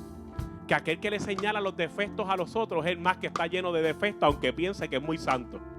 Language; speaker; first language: Spanish; native; Spanish